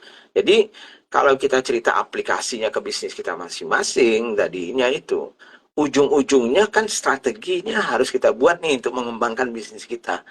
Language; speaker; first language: Indonesian; native; Indonesian